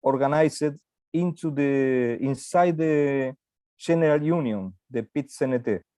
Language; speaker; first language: English; non-native, learner; Spanish